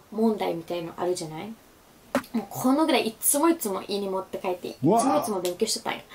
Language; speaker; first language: Japanese; non-native, fluent; Urdu